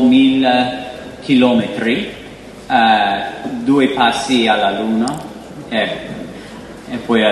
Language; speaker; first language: Italian; non-native, fluent; English